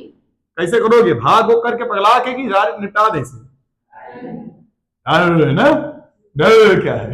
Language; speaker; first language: Hindi; native; Hindi